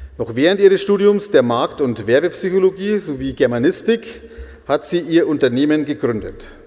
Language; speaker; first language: German; native; German